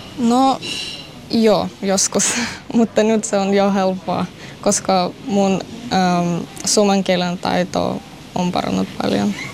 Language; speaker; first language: Finnish; non-native, learner; Russian